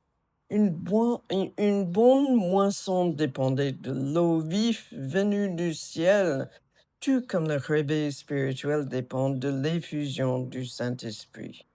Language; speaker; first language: French; non-native, fluent; English